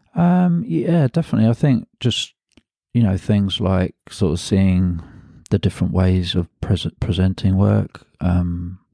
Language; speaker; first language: English; native; English